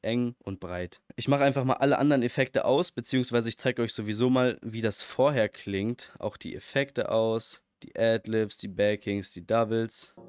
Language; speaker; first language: German; native; German